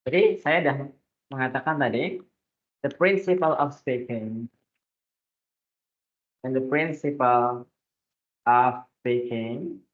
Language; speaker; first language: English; non-native, fluent; Indonesian